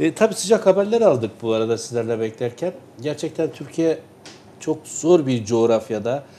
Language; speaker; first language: Turkish; native; Turkish